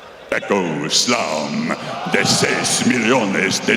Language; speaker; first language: Spanish; non-native, learner; English